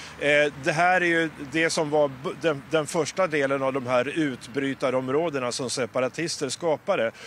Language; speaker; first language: Swedish; native; Swedish